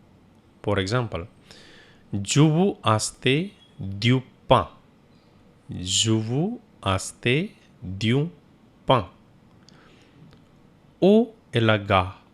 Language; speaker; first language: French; non-native, fluent; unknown